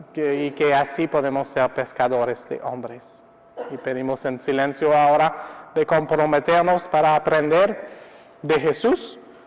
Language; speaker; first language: Spanish; non-native, fluent; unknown